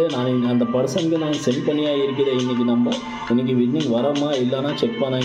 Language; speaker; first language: Tamil; non-native, learner; Kannada